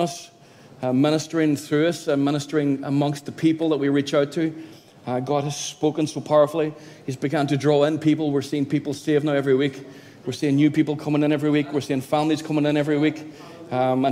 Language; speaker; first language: English; native; English